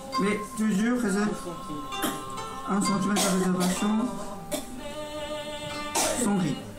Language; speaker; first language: French; non-native, learner; Japanese